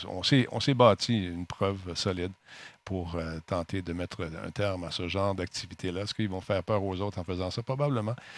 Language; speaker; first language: French; native; French